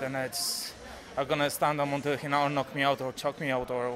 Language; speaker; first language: English; non-native, fluent; Polish